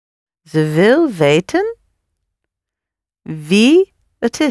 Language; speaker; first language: Dutch; non-native, learner; English